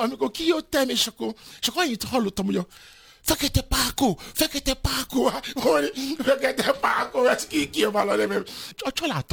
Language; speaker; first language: Hungarian; non-native, fluent; Yoruba